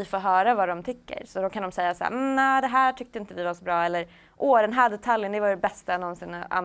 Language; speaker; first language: Swedish; native; Swedish